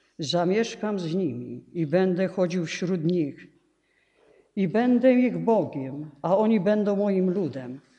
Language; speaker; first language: Polish; native; Polish